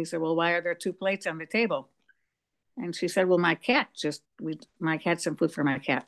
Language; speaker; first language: English; native; English